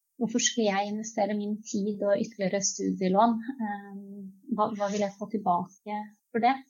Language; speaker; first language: Norwegian; early bilingual, other home language; Czech